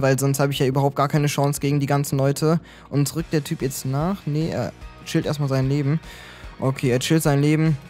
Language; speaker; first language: German; native; German